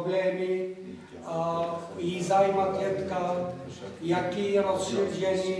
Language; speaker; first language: Czech; non-native, learner; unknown